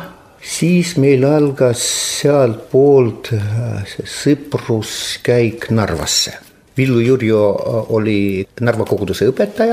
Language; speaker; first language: Estonian; non-native, local second language; Russian